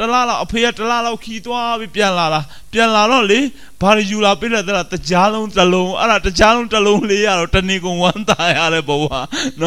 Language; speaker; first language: Burmese; non-native, local second language; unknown